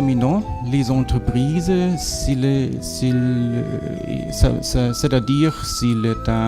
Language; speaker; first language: French; non-native, fluent; German